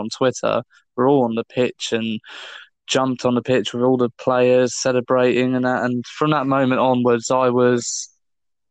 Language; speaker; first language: English; native; English